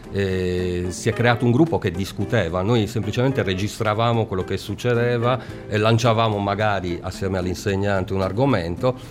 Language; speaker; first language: Italian; native; Italian